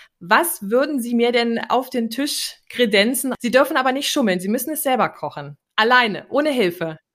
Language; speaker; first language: German; native; German